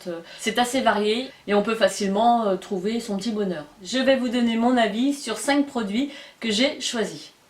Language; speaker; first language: French; native; French